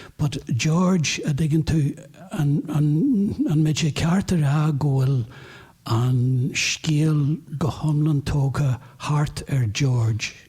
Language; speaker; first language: Irish; native; Irish